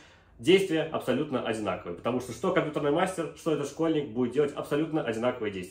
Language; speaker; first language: Russian; native; Russian